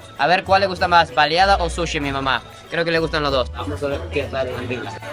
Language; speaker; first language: Spanish; non-native, fluent; Japanese